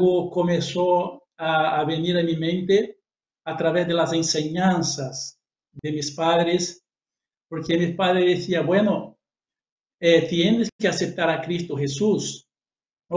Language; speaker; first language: Spanish; non-native, fluent; Portuguese